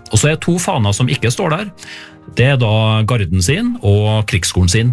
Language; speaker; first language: Norwegian; native; Norwegian